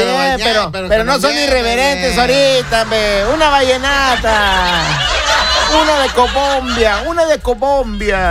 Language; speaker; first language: Spanish; native; Spanish